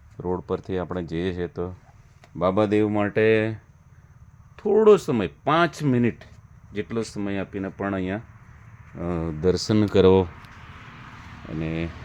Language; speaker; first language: Gujarati; native; Gujarati